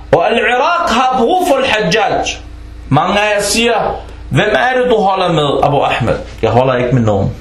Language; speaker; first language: Danish; non-native, fluent; Arabic